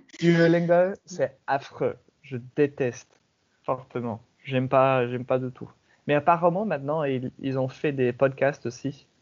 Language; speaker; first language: French; non-native, fluent; English